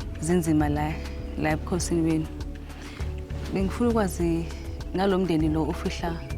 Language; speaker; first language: Zulu; non-native, local second language; Xhosa